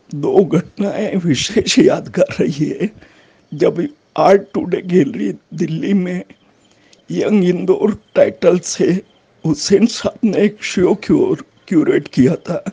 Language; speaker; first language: Hindi; native; Hindi